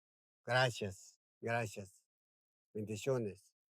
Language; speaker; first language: Spanish; non-native, local second language; Quechua